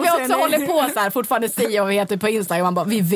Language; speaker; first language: Swedish; native; Swedish